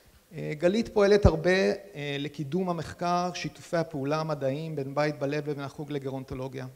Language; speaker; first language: Hebrew; native; Hebrew